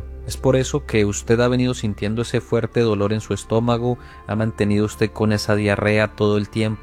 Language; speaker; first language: Spanish; native; Spanish